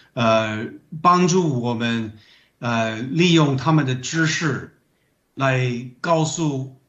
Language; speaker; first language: Chinese; non-native, fluent; English